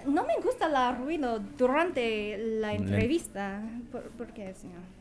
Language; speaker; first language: Spanish; non-native, learner; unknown